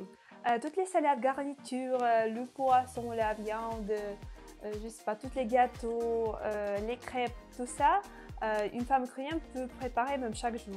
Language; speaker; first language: French; non-native, fluent; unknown